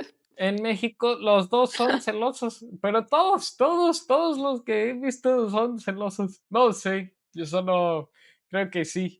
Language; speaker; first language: Spanish; non-native, learner; English